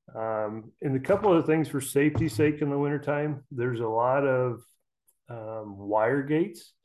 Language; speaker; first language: English; native; English